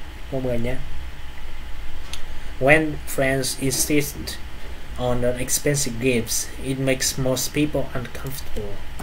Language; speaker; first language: English; non-native, fluent; Vietnamese